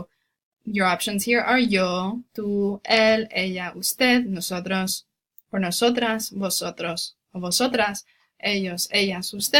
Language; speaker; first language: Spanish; non-native, fluent; English